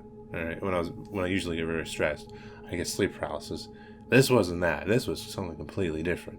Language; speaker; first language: English; native; English